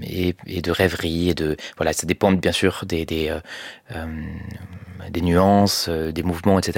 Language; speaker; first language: French; native; French